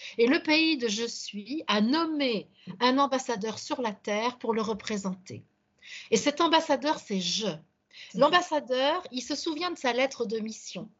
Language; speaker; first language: French; native; French